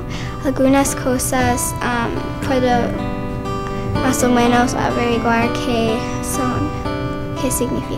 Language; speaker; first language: Spanish; non-native, local second language; English